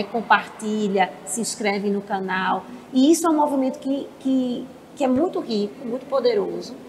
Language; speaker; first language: Portuguese; native; Portuguese